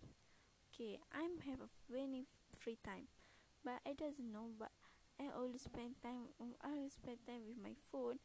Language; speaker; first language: English; non-native, learner; Malay